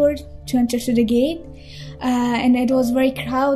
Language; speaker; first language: English; non-native, fluent; Persian